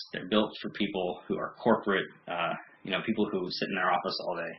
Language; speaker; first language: English; native; English